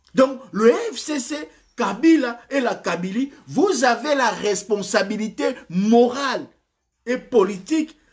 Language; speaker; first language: French; non-native, local second language; Lingala